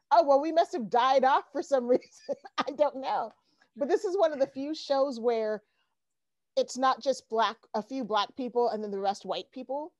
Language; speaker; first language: English; native; English